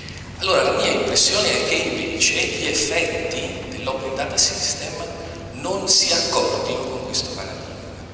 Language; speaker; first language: Italian; native; Italian